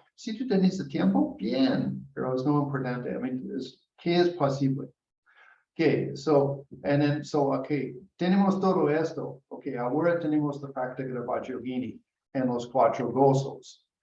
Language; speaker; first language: Spanish; non-native, learner; English